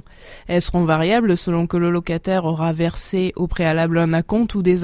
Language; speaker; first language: French; native; French